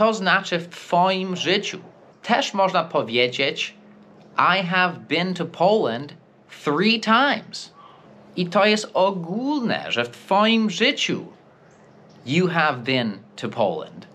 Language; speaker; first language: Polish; non-native, fluent; English